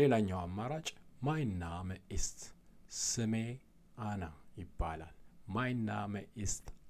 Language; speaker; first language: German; non-native, fluent; Amharic